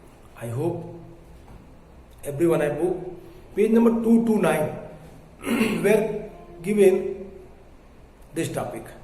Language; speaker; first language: English; non-native, local second language; Hindi